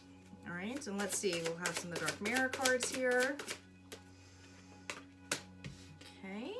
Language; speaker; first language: English; native; English